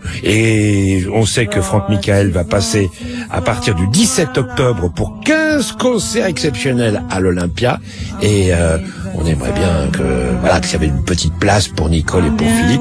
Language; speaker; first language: French; native; French